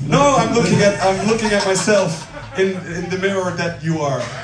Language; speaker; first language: English; non-native, fluent; Dutch